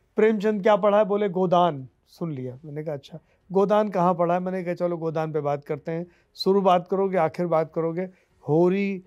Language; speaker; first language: Hindi; native; Hindi